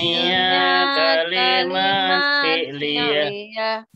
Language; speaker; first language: Arabic; non-native, learner; Indonesian